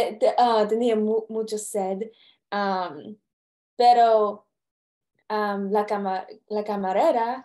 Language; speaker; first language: Spanish; non-native, learner; English